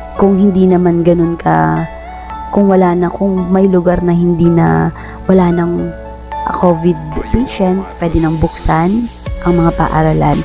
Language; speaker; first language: Filipino; non-native, local second language; Bikol